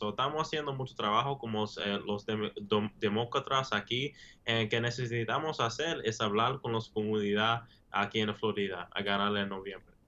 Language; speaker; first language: Spanish; early bilingual, heritage; English